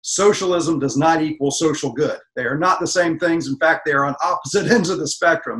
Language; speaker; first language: English; native; English